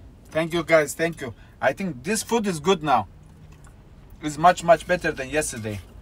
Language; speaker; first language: English; non-native, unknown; Turkish